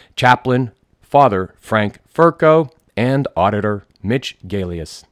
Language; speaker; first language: English; native; English